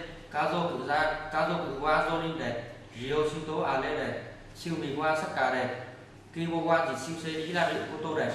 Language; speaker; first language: Japanese; non-native, learner; Vietnamese